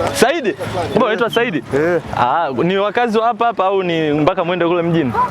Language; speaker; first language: Swahili; native; Swahili